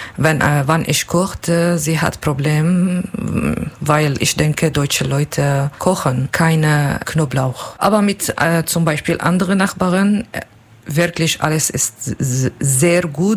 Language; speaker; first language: German; non-native, learner; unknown